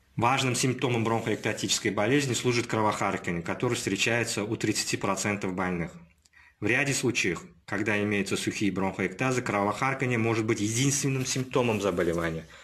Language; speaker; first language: Russian; non-native, local second language; Uzbek